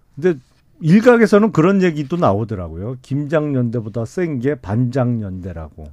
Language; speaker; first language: Korean; native; Korean